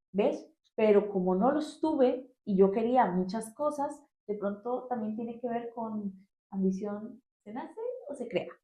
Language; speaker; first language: Spanish; native; Spanish